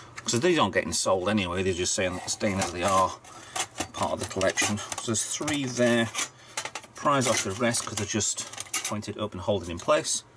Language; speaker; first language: English; native; English